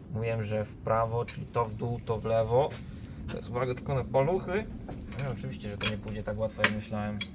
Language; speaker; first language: Polish; native; Polish